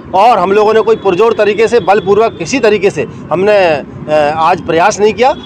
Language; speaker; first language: Hindi; native; Hindi